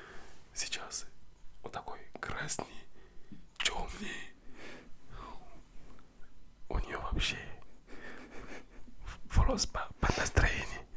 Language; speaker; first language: Russian; non-native, learner; French